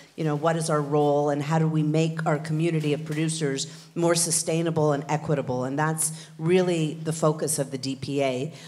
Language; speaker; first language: English; native; English